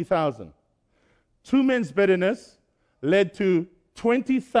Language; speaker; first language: English; native; English